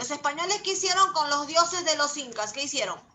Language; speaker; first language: Spanish; native; Spanish